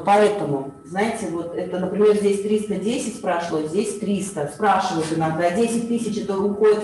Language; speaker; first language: Russian; native; Russian